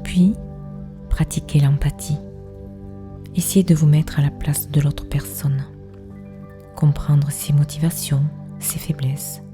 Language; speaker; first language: French; native; French